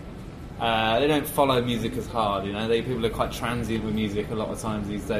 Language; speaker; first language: English; native; English